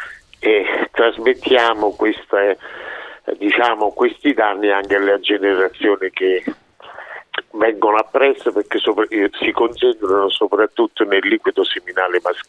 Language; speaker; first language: Italian; native; Italian